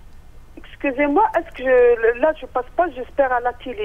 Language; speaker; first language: French; non-native, learner; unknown